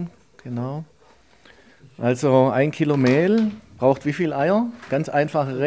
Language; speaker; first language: German; native; German